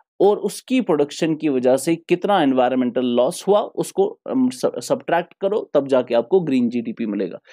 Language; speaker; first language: Hindi; non-native, local second language; Kashmiri